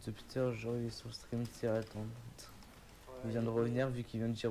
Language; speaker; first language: French; native; French